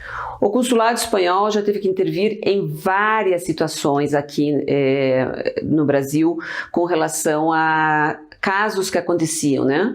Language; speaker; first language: Portuguese; early bilingual, other home language; Spanish